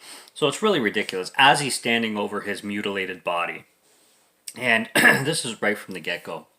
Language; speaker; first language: English; native; English